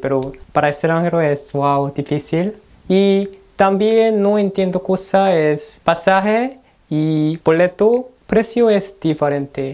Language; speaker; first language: Spanish; non-native, learner; Korean